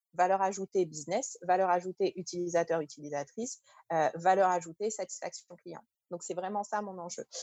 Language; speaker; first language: French; early bilingual, other home language; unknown